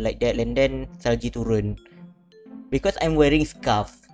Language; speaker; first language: English; non-native, local second language; Malay